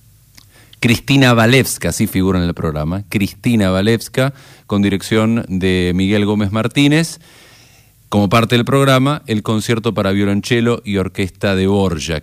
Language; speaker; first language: Spanish; native; Spanish